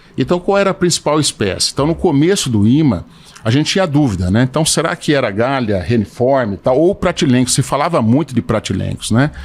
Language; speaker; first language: Portuguese; native; Portuguese